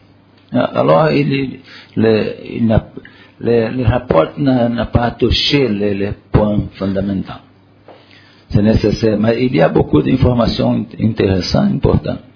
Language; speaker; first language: French; non-native, learner; Portuguese